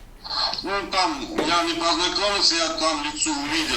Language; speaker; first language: Russian; non-native, learner; Uzbek